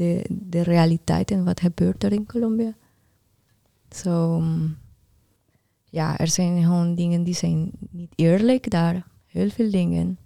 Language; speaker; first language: Dutch; non-native, learner; Spanish